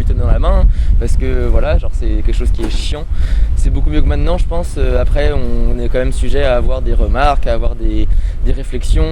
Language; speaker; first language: French; native; French